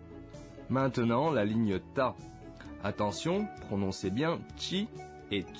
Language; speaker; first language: French; non-native, local second language; Arabic